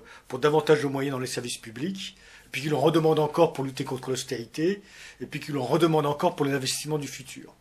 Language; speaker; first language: French; native; French